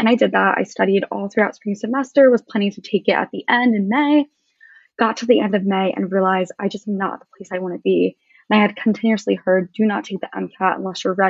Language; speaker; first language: English; native; English